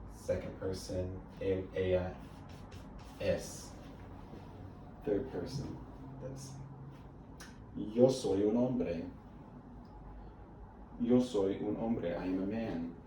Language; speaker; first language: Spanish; non-native, learner; English